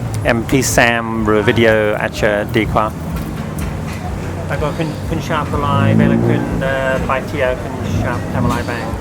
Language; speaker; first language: Thai; non-native, fluent; English